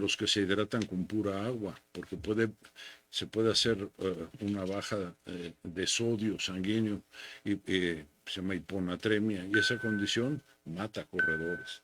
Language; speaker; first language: Spanish; native; Spanish